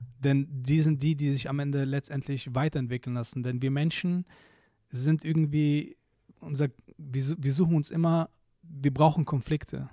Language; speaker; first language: German; early bilingual, other home language; Polish